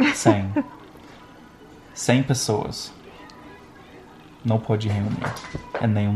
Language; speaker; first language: Portuguese; non-native, fluent; English